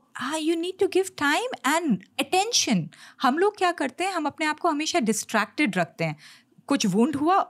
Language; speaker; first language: Hindi; native; Hindi